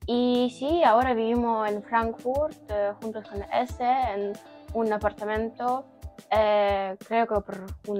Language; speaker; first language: Spanish; non-native, learner; Ukrainian